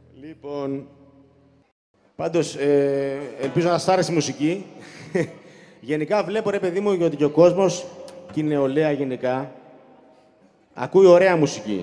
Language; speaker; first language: Greek; native; Greek